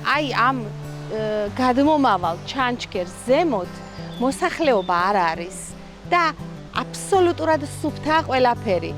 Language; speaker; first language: Georgian; native; Georgian